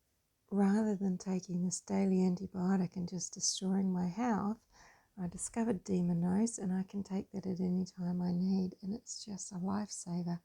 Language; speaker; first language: English; native; English